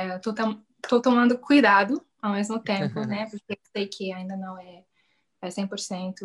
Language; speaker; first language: Portuguese; non-native, fluent; English